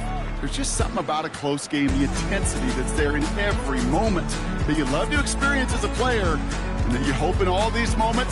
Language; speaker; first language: English; native; English